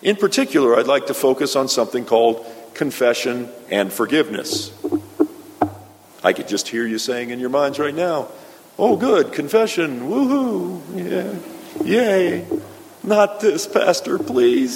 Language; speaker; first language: English; native; English